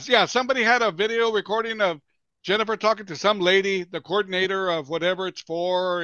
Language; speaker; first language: English; early bilingual, other home language; Spanish